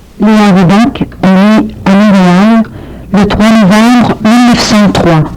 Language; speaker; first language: French; native; French